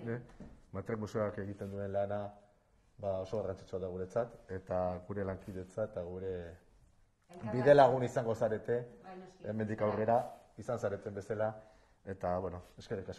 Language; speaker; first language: Basque; native; Basque